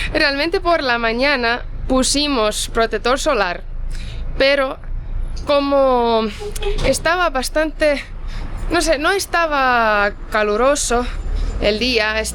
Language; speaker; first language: Spanish; non-native, fluent; Portuguese